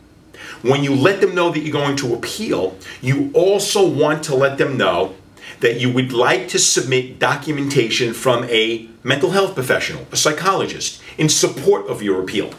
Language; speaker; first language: English; native; English